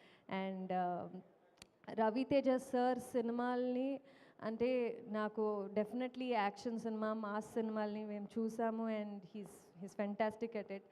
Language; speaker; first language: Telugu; non-native, fluent; Kannada